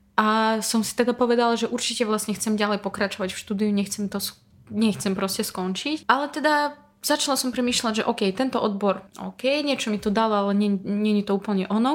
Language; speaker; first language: Slovak; non-native, fluent; Russian